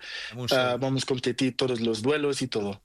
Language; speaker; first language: Spanish; non-native, learner; Portuguese